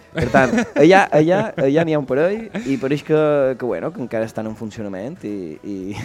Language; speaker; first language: Catalan; native; Catalan